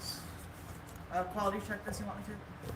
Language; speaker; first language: English; native; English